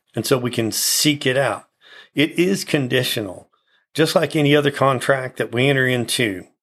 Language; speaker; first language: English; native; English